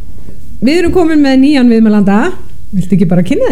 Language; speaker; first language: Icelandic; native; Icelandic